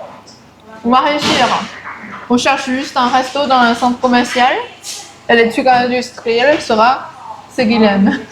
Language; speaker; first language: French; early bilingual, other home language; Chinese